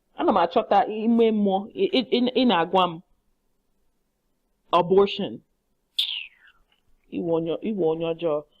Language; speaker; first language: Igbo; non-native, learner; English